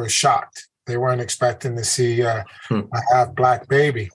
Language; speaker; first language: English; native; English